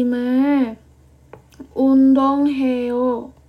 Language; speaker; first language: Korean; non-native, fluent; Indonesian